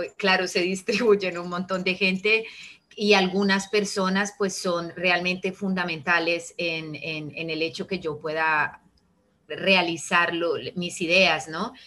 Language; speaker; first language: Spanish; early bilingual, heritage; Italian